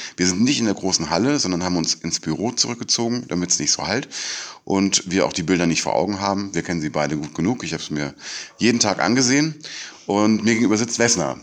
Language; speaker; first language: German; native; German